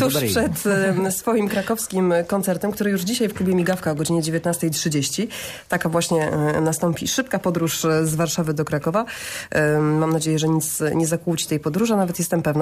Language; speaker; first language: Polish; native; Polish